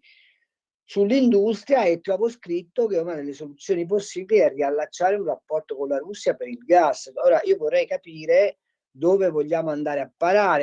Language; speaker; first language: Italian; native; Italian